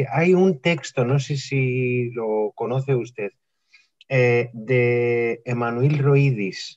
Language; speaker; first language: Spanish; non-native, fluent; Greek